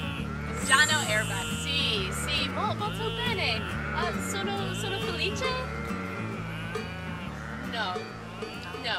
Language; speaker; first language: Italian; non-native, learner; English